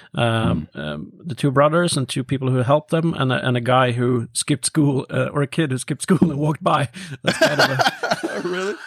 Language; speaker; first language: English; non-native, fluent; Swedish